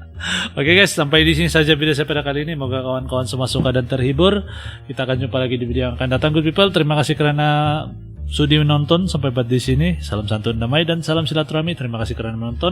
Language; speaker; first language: Indonesian; non-native, local second language; Malay